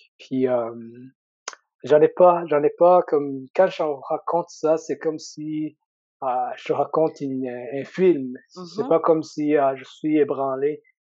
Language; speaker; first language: French; non-native, local second language; Rundi